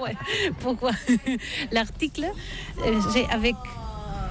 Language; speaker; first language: French; non-native, learner; Catalan